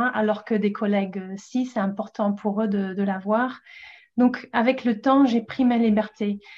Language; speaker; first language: French; non-native, fluent; English